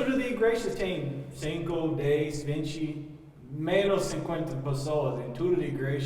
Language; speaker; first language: Portuguese; non-native, learner; English